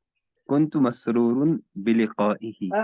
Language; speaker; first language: Arabic; non-native, learner; Hindi